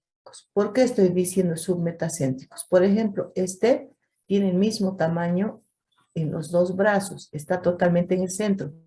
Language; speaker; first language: Spanish; native; Spanish